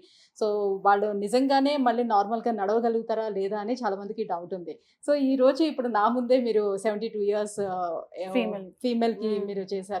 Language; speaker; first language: Telugu; native; Telugu